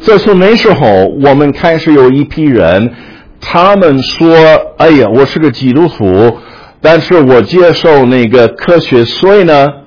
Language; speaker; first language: Chinese; non-native, fluent; English